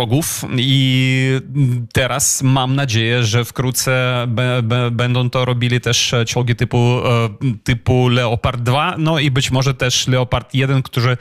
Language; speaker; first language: Polish; non-native, fluent; Ukrainian